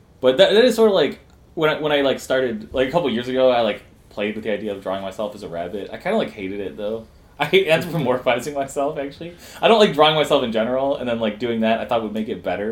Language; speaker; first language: English; native; English